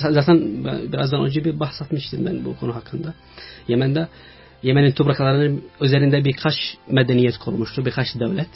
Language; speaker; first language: Turkish; non-native, fluent; Arabic